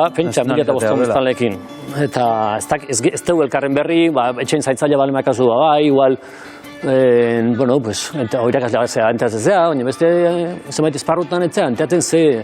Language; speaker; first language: Basque; native; Basque